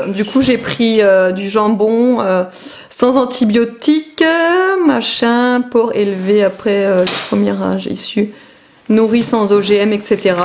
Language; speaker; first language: French; native; French